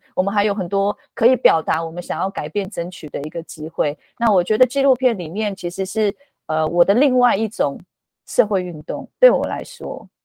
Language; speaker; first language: Chinese; non-native, local second language; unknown